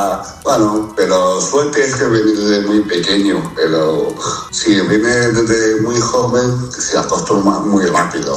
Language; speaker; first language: Spanish; non-native, fluent; Chinese